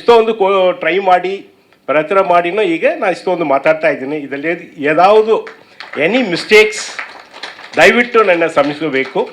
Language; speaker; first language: Kannada; non-native, learner; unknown